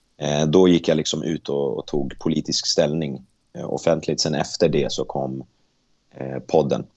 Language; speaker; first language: Swedish; native; Swedish